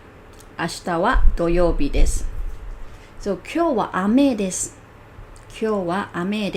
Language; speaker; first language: Japanese; non-native, learner; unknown